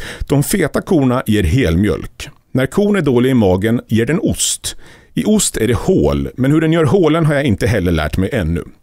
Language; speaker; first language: Swedish; native; Swedish